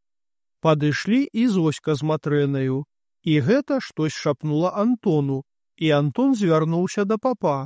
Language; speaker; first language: Belarusian; native; Belarusian